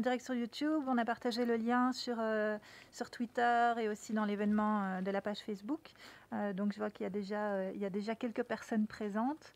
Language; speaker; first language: French; native; French